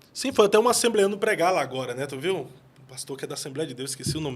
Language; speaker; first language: Portuguese; native; Portuguese